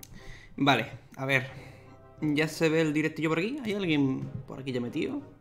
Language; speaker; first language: Spanish; native; Spanish